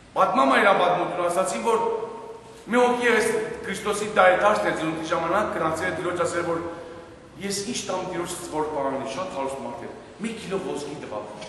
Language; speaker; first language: Armenian; early bilingual, heritage; Armenian